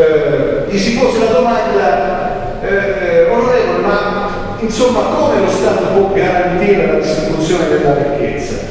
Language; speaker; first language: Italian; native; Italian